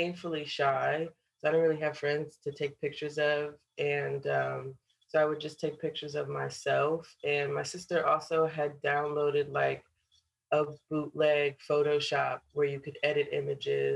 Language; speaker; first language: English; native; English